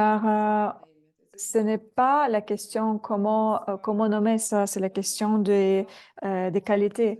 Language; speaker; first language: French; non-native, fluent; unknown